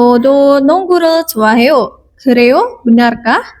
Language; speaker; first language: Korean; non-native, fluent; Indonesian